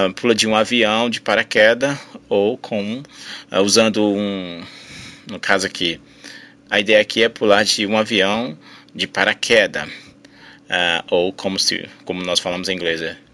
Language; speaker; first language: Portuguese; native; Portuguese